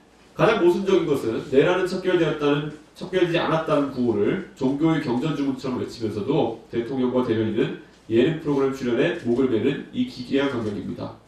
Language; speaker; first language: Korean; native; Korean